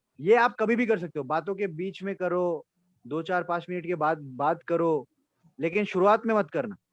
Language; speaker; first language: Hindi; non-native, local second language; Assamese